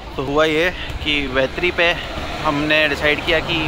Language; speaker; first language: English; non-native, fluent; Romanian